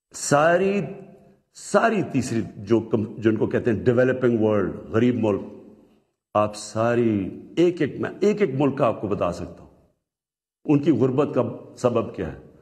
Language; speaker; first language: Urdu; native; Urdu